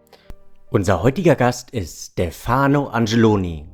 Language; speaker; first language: German; native; German